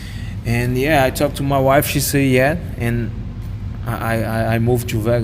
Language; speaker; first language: English; non-native, learner; Portuguese